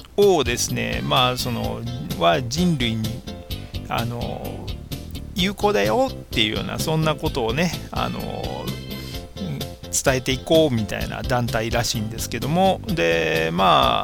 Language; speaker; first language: Japanese; native; Japanese